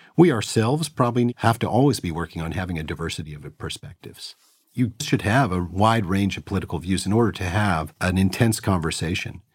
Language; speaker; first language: English; native; English